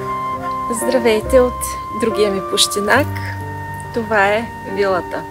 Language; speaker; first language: Bulgarian; native; Bulgarian